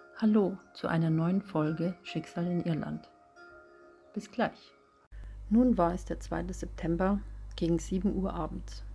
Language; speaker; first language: German; native; German